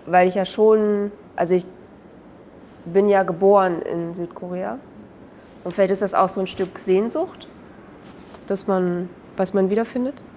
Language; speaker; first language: German; early bilingual, other home language; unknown